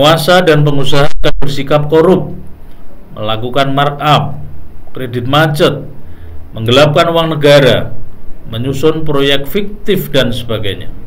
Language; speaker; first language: Indonesian; native; Indonesian